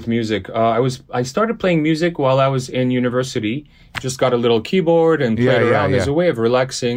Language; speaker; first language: English; early bilingual, other home language; Armenian